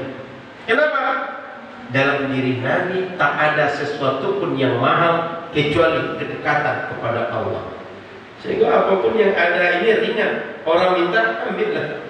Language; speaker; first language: Indonesian; non-native, local second language; Malay